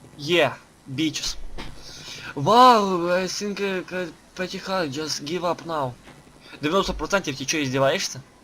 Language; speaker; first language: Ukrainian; native; Ukrainian